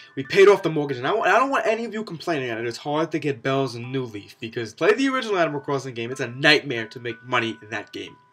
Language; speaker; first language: English; native; English